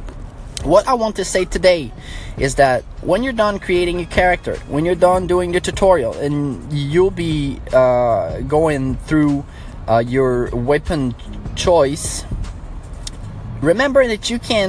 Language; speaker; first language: English; non-native, fluent; French